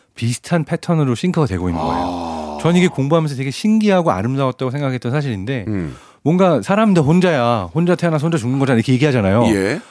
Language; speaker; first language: Korean; early bilingual, other home language; German